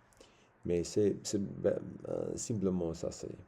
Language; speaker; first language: French; non-native, learner; English